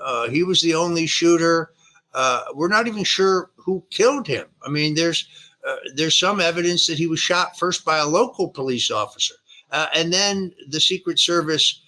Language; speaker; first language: English; native; English